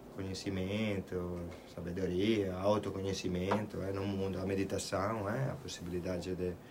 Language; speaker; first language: Portuguese; non-native, fluent; Italian